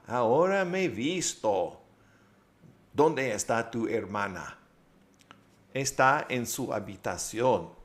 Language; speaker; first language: Spanish; non-native, fluent; English